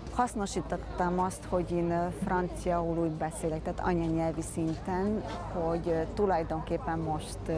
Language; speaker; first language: Hungarian; non-native, fluent; Bulgarian